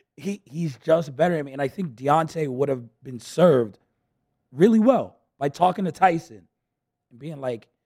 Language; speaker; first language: English; early bilingual, other home language; Spanish